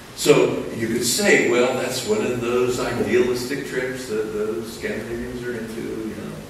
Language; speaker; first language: English; native; English